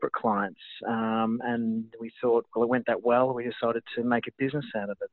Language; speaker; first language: English; native; English